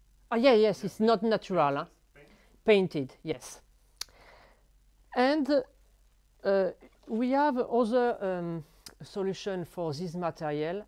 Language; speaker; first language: English; non-native, learner; French